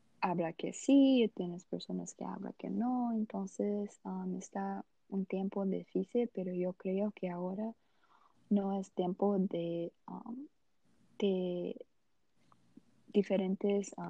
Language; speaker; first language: Spanish; non-native, learner; Portuguese